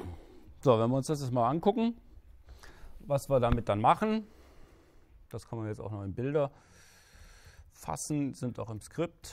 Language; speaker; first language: German; native; German